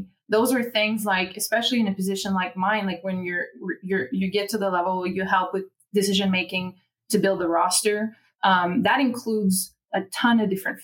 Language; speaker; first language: English; non-native, fluent; French